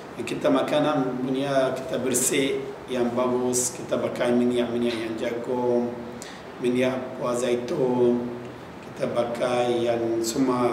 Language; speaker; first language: Indonesian; non-native, learner; Arabic